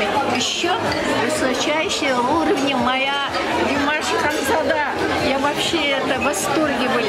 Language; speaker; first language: Russian; non-native, local second language; Kazakh